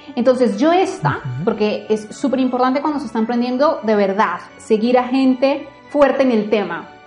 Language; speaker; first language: Spanish; native; Spanish